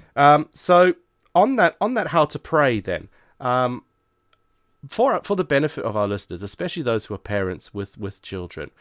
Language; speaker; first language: English; native; English